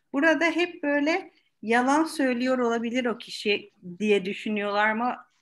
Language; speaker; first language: Turkish; early bilingual, heritage; Turkish